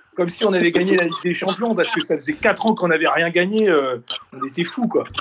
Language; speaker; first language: French; native; French